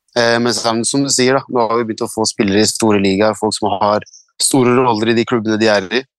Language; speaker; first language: Norwegian; early bilingual, other home language; Arabic